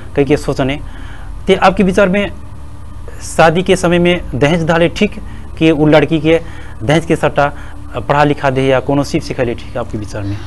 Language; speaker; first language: Bhojpuri; native; Bhojpuri